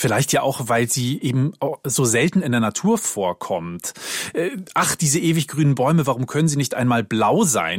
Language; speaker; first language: German; native; German